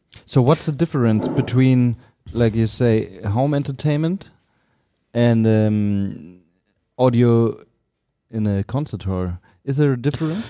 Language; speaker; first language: English; non-native, fluent; German